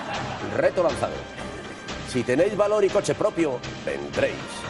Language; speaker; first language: Spanish; native; Spanish